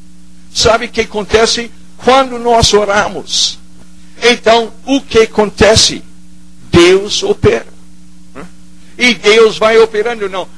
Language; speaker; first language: Portuguese; non-native, fluent; English